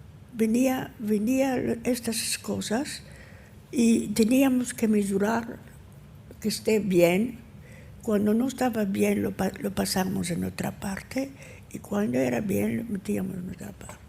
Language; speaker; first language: Spanish; early bilingual, heritage; Ladino